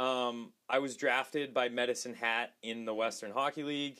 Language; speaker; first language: English; native; English